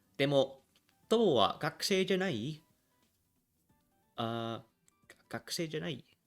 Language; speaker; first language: Japanese; non-native, learner; English